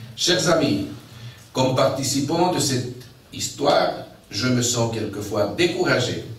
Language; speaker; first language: French; non-native, fluent; Spanish